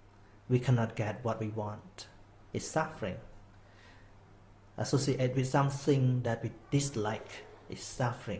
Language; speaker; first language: English; non-native, fluent; Khmer